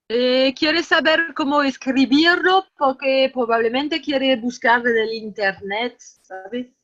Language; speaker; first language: Spanish; non-native, learner; French